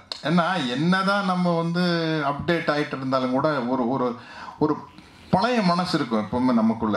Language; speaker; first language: Tamil; native; Tamil